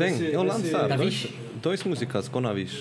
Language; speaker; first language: Portuguese; non-native, learner; Swiss German